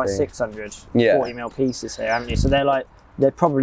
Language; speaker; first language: English; native; English